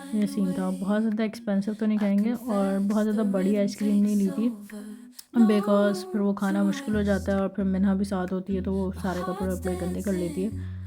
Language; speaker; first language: Hindi; native; Hindi